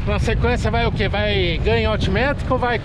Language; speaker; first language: Portuguese; native; Portuguese